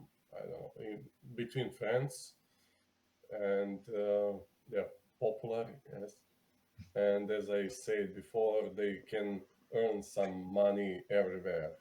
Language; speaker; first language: English; non-native, learner; Serbian